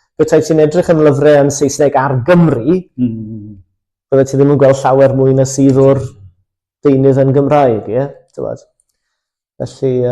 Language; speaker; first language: Welsh; native; Welsh